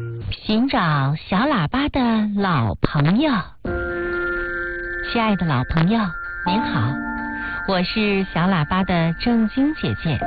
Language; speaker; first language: Chinese; native; Chinese